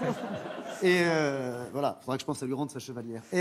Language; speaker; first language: French; native; French